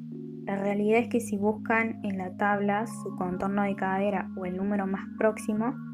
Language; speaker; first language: Spanish; native; Spanish